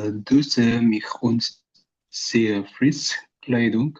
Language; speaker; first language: German; non-native, learner; Indonesian